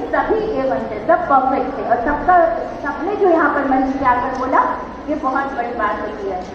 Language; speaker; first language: Hindi; native; Hindi